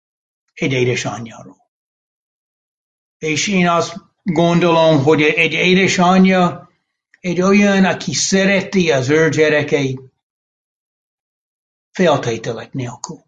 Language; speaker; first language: Hungarian; non-native, fluent; English